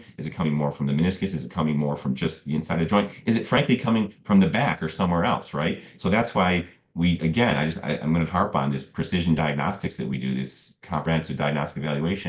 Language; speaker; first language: English; native; English